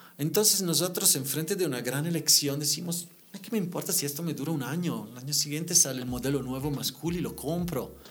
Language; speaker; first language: Spanish; non-native, fluent; Italian